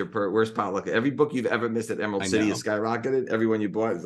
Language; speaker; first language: English; native; English